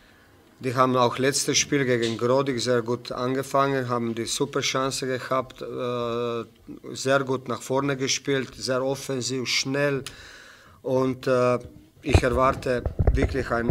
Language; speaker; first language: German; non-native, fluent; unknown